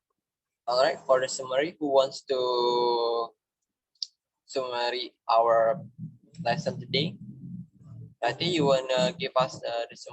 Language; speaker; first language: English; non-native, fluent; Indonesian